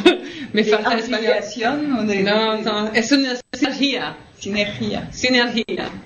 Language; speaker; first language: Spanish; non-native, learner; French